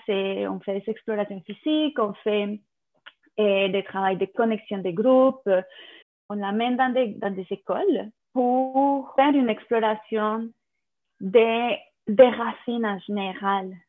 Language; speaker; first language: French; non-native, fluent; Spanish